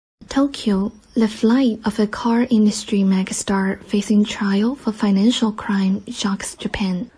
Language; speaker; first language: English; non-native, fluent; Chinese